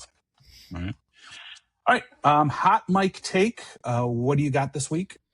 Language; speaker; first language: English; native; English